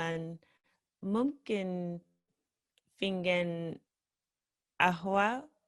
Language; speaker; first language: Arabic; non-native, learner; English